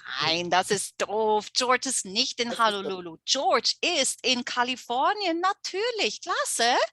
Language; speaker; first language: German; non-native, fluent; English